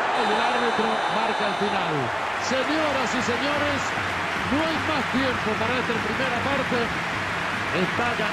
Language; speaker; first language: Spanish; native; Spanish